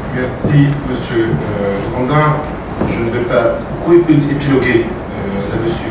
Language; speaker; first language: French; native; French